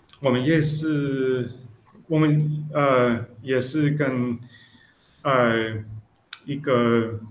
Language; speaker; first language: Chinese; non-native, learner; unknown